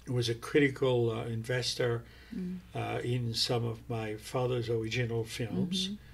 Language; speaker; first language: English; non-native, fluent; French